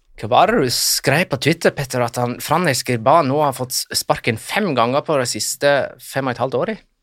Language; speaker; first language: Norwegian; native; Norwegian